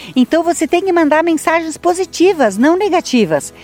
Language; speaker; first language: Portuguese; native; Portuguese